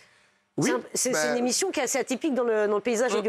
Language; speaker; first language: French; native; French